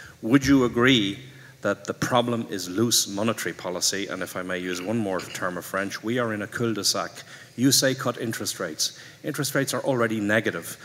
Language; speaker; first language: English; native; English